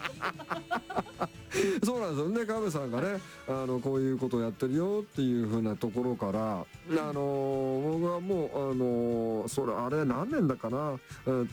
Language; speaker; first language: Japanese; native; Japanese